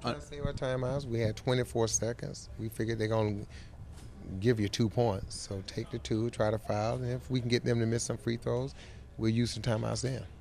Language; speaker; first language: English; native; English